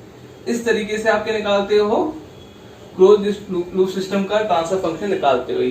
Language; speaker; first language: Hindi; native; Hindi